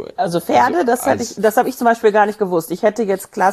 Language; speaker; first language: German; native; German